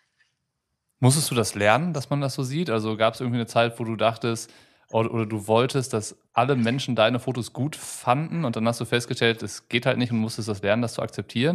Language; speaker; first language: German; native; German